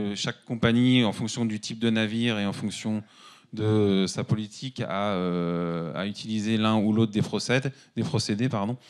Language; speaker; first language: French; native; French